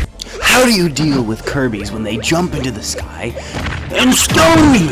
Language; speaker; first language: English; native; English